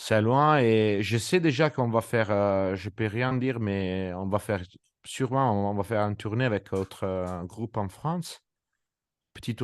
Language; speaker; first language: French; non-native, fluent; Italian